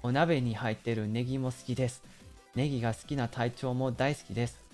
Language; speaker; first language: Japanese; early bilingual, other home language; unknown